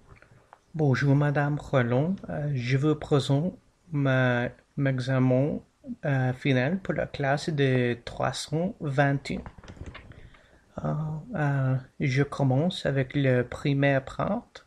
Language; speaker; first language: French; non-native, learner; English